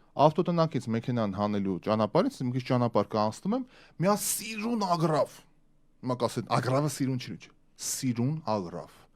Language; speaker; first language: Armenian; early bilingual, other home language; Russian